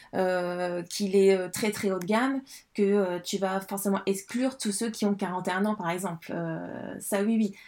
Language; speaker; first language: French; native; French